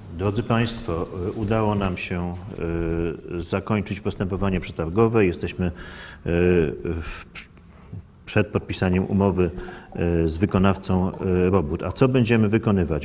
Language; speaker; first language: Polish; native; Polish